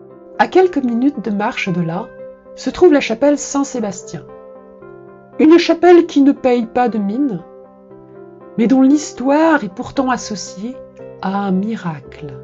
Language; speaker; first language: French; native; French